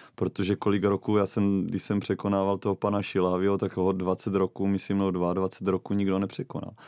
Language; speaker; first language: Czech; native; Czech